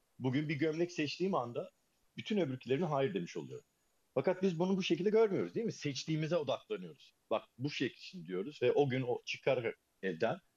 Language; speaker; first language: Turkish; early bilingual, heritage; Turkish